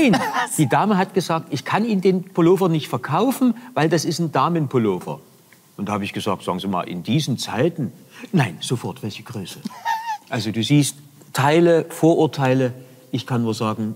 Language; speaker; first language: German; native; German